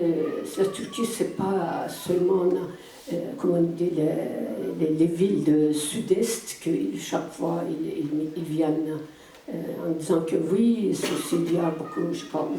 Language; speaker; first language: French; non-native, fluent; Turkish